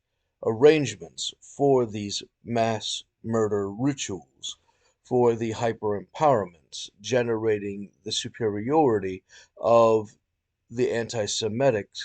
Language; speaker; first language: English; native; English